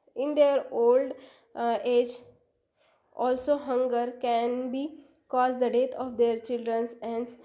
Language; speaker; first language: English; non-native, local second language; Marathi